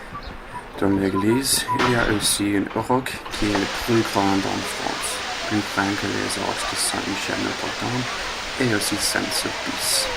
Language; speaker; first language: French; non-native, learner; English